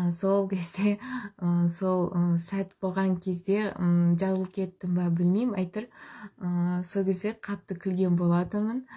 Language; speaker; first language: Kazakh; non-native, local second language; Russian